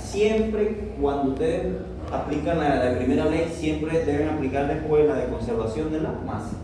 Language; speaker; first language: Spanish; native; Spanish